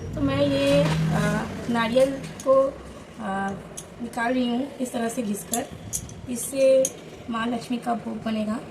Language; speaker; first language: Hindi; non-native, local second language; Bangla